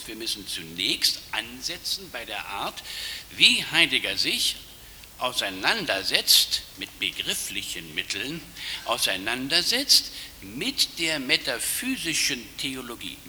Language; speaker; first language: German; native; German